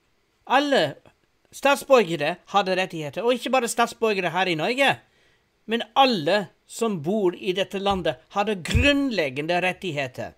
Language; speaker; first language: Norwegian; non-native, fluent; English